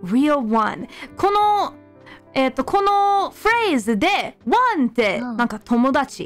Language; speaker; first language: Japanese; non-native, fluent; English